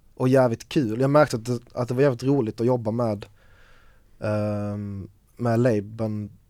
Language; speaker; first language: Swedish; native; Swedish